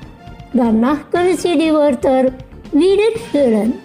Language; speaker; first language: German; non-native, learner; Indonesian